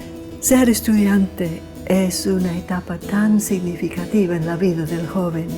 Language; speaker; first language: Spanish; non-native, fluent; English